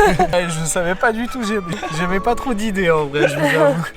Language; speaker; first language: French; native; French